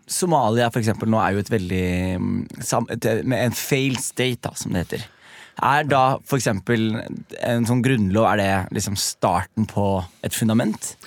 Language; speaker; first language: Norwegian; early bilingual, other home language; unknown